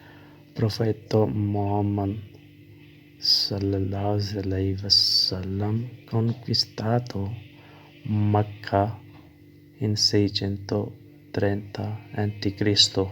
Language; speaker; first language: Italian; non-native, learner; Urdu